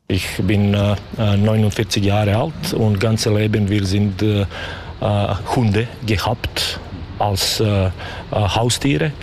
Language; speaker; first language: German; non-native, learner; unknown